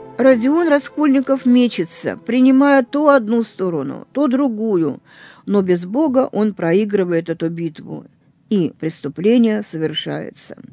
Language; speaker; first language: Russian; native; Russian